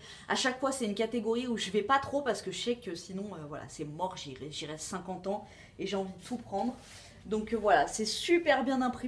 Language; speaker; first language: French; native; French